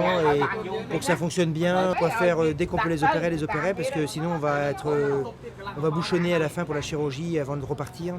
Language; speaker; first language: French; native; French